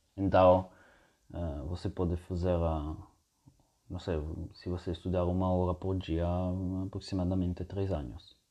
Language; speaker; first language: Portuguese; non-native, fluent; Italian